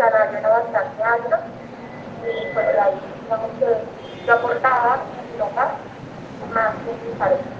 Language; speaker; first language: Spanish; native; Spanish